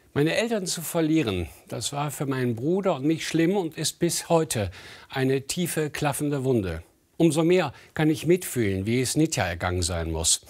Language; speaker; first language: German; native; German